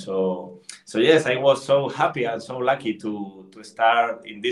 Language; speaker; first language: English; non-native, learner; Spanish